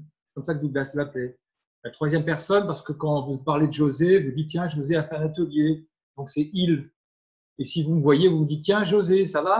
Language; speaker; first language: French; native; French